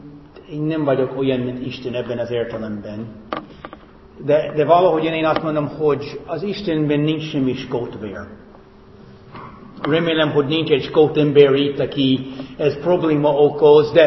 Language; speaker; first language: Hungarian; non-native, fluent; English